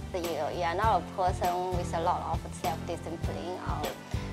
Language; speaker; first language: English; non-native, learner; Chinese